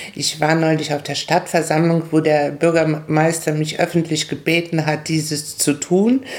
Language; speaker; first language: German; non-native, fluent; Spanish